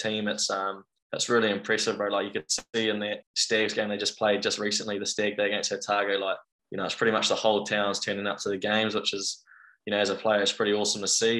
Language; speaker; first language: English; native; English